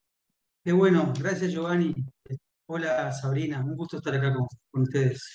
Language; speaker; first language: Spanish; native; Spanish